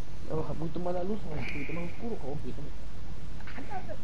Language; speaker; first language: Spanish; early bilingual, heritage; Spanish